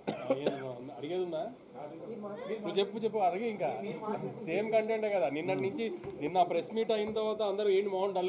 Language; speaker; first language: Telugu; native; Telugu